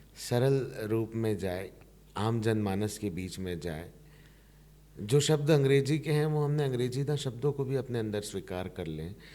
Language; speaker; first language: Hindi; native; Hindi